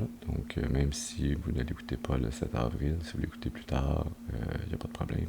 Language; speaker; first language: French; native; French